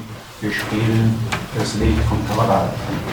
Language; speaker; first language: German; native; German